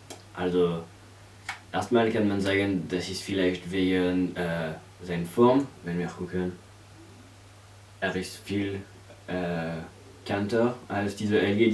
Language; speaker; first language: German; non-native, learner; French